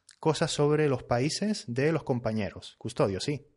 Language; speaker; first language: Spanish; native; Spanish